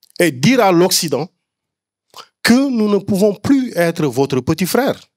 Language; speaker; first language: French; non-native, local second language; Wolof